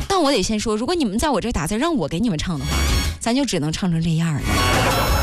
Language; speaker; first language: Chinese; native; Chinese